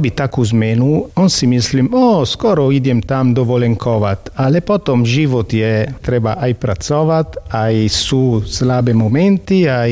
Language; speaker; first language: Slovak; non-native, learner; Italian